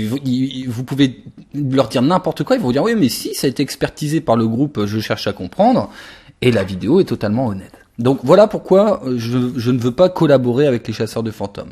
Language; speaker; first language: French; native; French